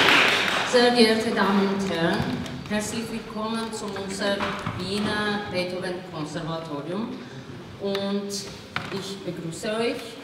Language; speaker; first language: German; non-native, fluent; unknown